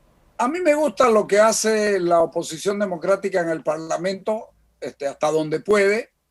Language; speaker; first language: Spanish; native; Spanish